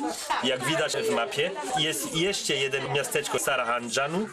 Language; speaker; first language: Polish; non-native, learner; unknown